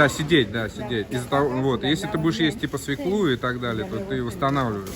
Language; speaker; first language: Russian; native; Russian